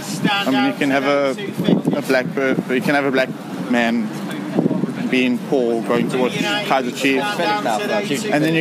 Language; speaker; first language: English; native; English